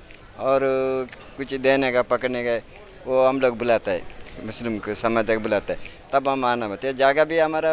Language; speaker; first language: Hindi; non-native, local second language; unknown